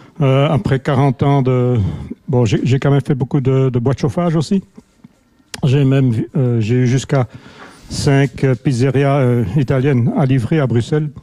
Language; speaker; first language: French; native; French